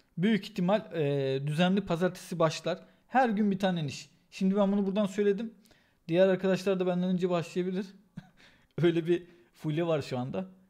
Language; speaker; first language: Turkish; native; Turkish